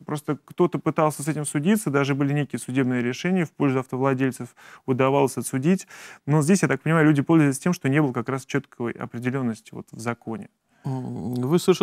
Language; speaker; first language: Russian; native; Russian